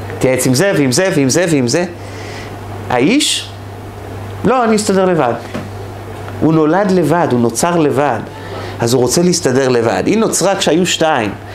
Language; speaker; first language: Hebrew; native; Hebrew